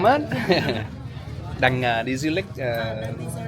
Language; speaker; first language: Vietnamese; non-native, learner; English